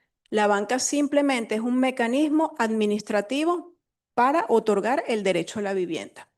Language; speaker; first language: Spanish; native; Spanish